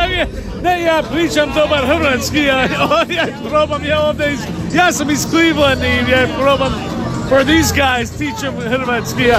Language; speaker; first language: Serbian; early bilingual, heritage; Croatian